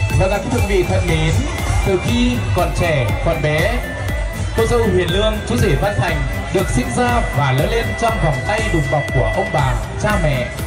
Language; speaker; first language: Vietnamese; non-native, local second language; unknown